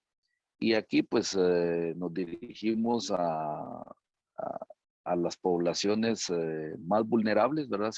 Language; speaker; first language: Spanish; native; Spanish